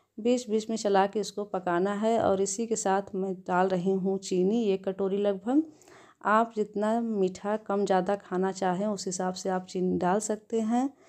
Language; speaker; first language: Hindi; native; Hindi